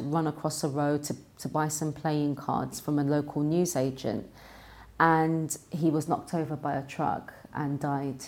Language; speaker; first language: English; native; English